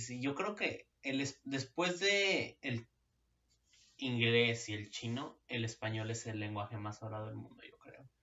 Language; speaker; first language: Spanish; native; Spanish